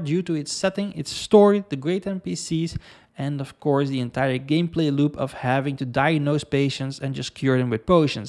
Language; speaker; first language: English; non-native, fluent; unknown